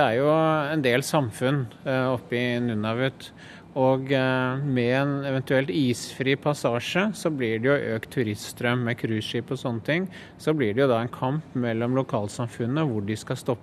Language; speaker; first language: Norwegian; native; Norwegian